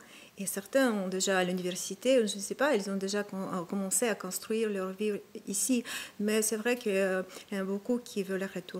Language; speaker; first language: French; non-native, fluent; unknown